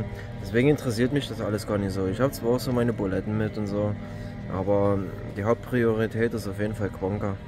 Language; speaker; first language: German; native; German